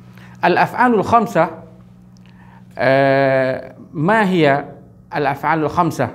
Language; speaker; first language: Arabic; non-native, fluent; Malay